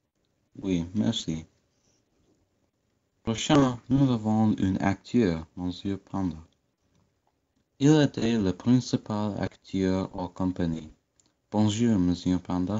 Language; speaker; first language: French; non-native, learner; English